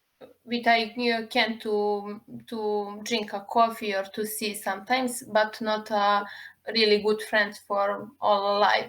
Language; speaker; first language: English; non-native, learner; Serbian